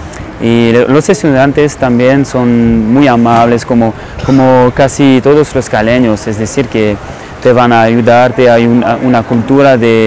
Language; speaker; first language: Spanish; non-native, fluent; French